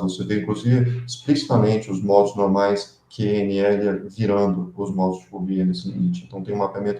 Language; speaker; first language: Portuguese; native; Portuguese